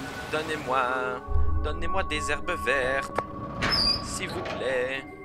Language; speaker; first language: French; native; French